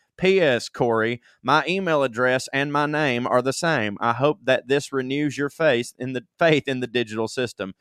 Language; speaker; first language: English; native; English